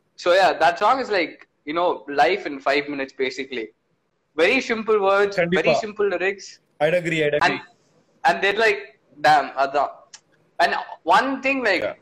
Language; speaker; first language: English; non-native, local second language; Tamil